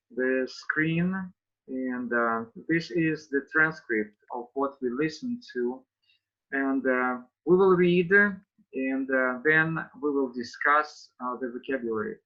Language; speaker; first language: English; non-native, fluent; Russian